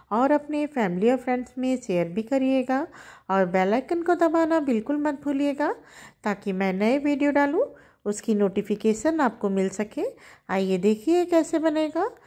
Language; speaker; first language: Hindi; native; Hindi